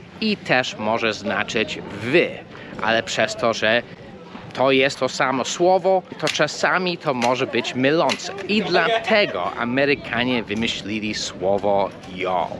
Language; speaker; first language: Polish; non-native, fluent; English